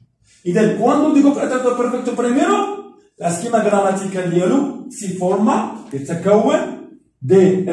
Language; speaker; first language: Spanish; non-native, fluent; Arabic